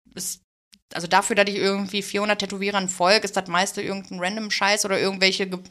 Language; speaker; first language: German; native; German